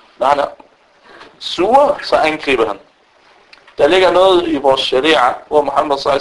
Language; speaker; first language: Danish; non-native, fluent; Arabic